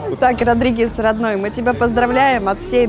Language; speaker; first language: Russian; native; Russian